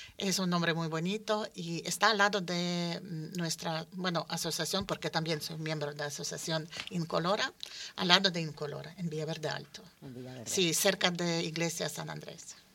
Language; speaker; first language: Spanish; non-native, fluent; Ukrainian